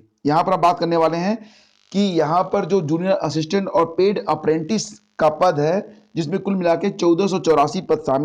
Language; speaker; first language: Hindi; native; Hindi